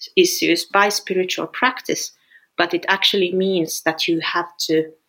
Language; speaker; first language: English; non-native, fluent; Finnish